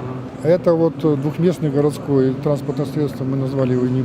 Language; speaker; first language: Russian; native; Russian